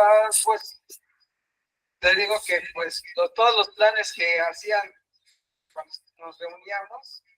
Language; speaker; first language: Spanish; native; Spanish